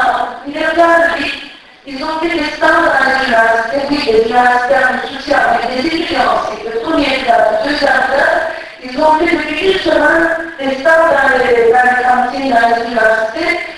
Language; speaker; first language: French; non-native, fluent; Turkish